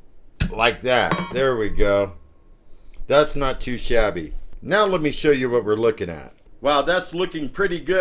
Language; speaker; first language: English; native; English